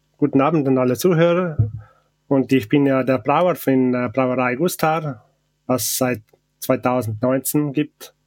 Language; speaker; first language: German; non-native, local second language; Ladin